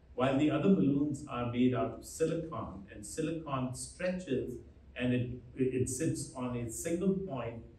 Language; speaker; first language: English; non-native, local second language; Hindi